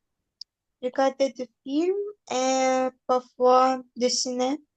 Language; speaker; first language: French; non-native, learner; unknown